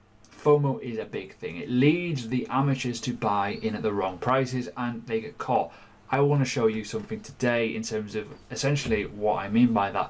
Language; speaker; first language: English; native; English